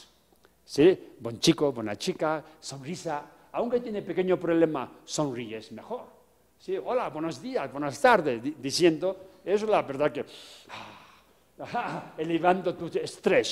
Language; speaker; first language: Spanish; non-native, fluent; Tibetan